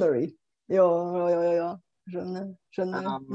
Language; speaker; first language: Norwegian; non-native, fluent; Bulgarian